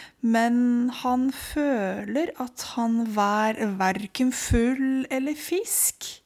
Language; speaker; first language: Norwegian; non-native, fluent; Spanish